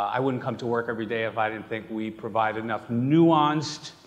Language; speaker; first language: English; native; English